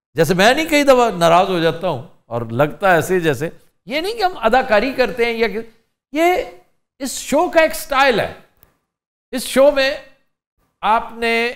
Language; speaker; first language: Urdu; native; Urdu